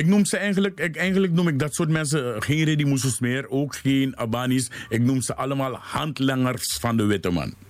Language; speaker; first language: Dutch; native; Dutch